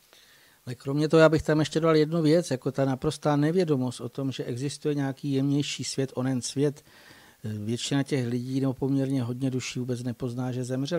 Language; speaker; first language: Czech; native; Czech